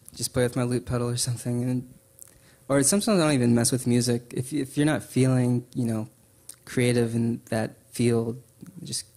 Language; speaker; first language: English; native; English